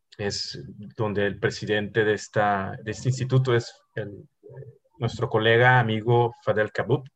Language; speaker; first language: Spanish; native; Spanish